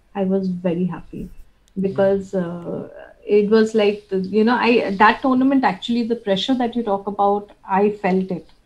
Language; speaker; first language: English; non-native, local second language; Bangla